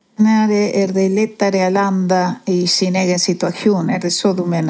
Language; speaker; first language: Swedish; non-native, fluent; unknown